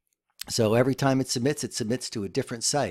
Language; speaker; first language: English; native; English